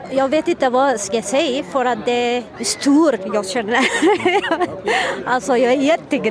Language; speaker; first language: Swedish; non-native, learner; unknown